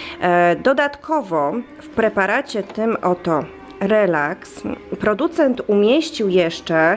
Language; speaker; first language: Polish; native; Polish